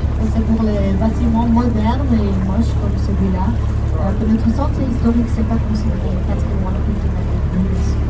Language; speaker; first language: French; non-native, local second language; Dutch